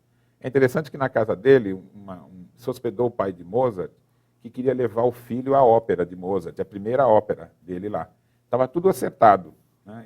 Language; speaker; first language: Portuguese; native; Portuguese